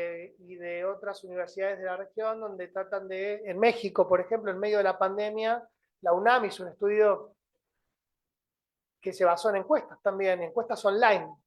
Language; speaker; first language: Spanish; native; Spanish